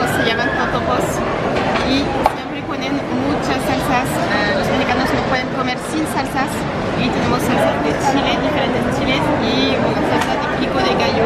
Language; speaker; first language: Spanish; non-native, fluent; French